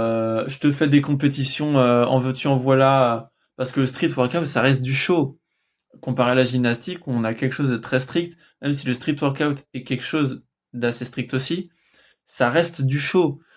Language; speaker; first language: French; native; French